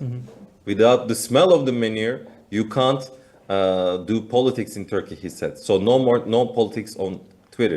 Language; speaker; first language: English; non-native, fluent; Turkish